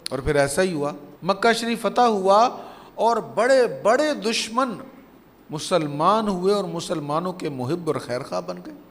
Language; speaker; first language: Urdu; non-native, local second language; Punjabi